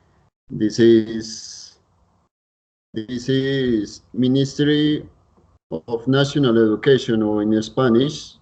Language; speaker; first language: English; non-native, learner; Spanish